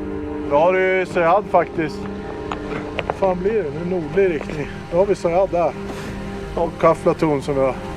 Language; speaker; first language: Swedish; native; Swedish